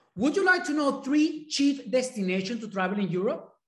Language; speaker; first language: English; non-native, fluent; Spanish